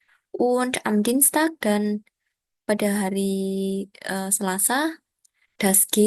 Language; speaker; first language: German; non-native, fluent; Indonesian